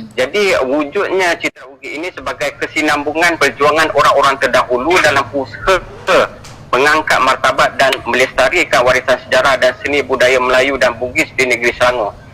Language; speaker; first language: Malay; native; Malay